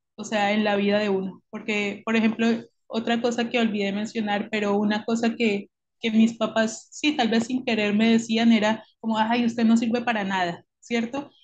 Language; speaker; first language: Spanish; native; Spanish